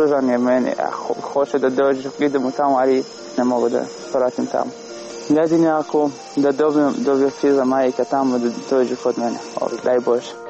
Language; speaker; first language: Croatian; non-native, learner; Arabic